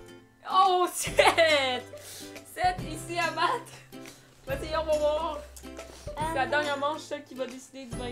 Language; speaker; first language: French; native; French